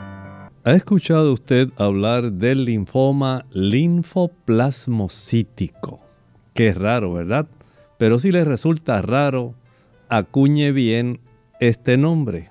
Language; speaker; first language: Spanish; native; Spanish